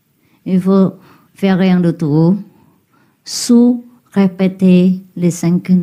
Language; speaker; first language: French; non-native, learner; Vietnamese